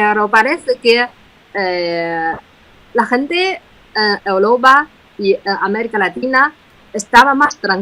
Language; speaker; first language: Spanish; non-native, fluent; Chinese